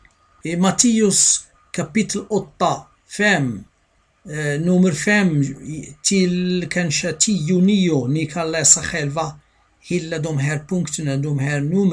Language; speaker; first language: Swedish; non-native, fluent; Arabic